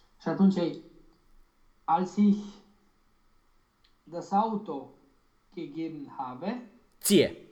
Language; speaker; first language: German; non-native, learner; Romanian